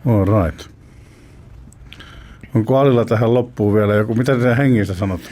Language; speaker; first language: Finnish; native; Finnish